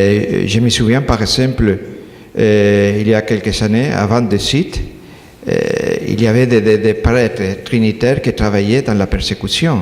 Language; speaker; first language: French; non-native, learner; Spanish